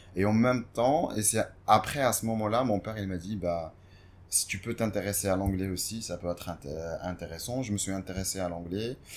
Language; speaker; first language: French; non-native, local second language; Arabic